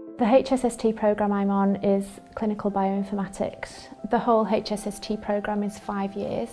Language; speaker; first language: English; native; English